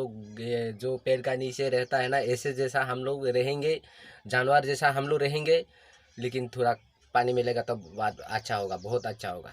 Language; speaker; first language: Hindi; non-native, local second language; Kok Borok